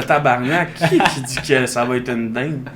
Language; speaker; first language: French; native; French